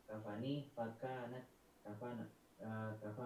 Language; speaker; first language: Arabic; non-native, learner; Javanese